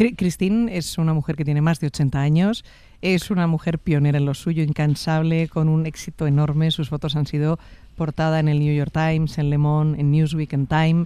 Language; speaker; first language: Spanish; native; Spanish